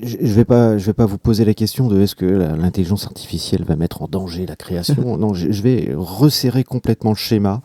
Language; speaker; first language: French; native; French